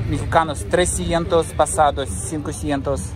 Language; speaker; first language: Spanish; non-native, learner; Russian